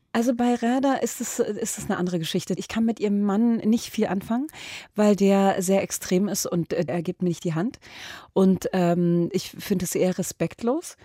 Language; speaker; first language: German; early bilingual, other home language; Arabic